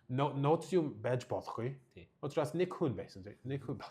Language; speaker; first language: Mongolian; non-native, learner; English